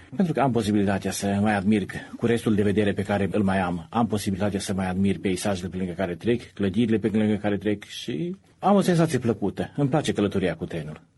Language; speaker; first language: Romanian; native; Romanian